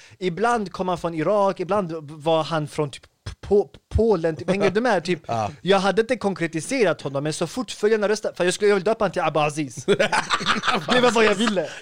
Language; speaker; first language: Swedish; early bilingual, other home language; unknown